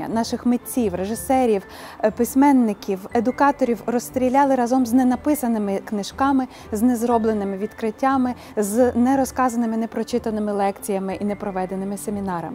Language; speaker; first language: Ukrainian; native; Ukrainian